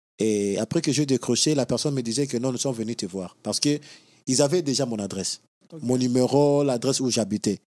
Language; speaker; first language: French; non-native, local second language; Lingala